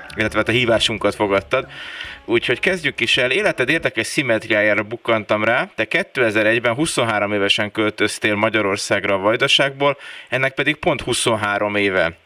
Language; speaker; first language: Hungarian; native; Hungarian